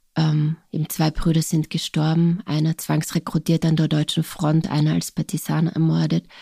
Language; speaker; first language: German; non-native, local second language; Slovenian